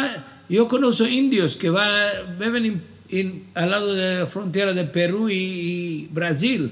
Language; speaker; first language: Spanish; non-native, fluent; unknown